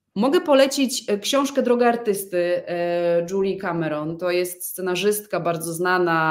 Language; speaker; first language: Polish; early bilingual, other home language; Russian